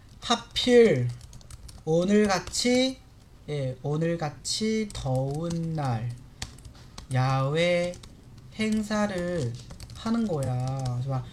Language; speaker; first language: Korean; non-native, fluent; Chinese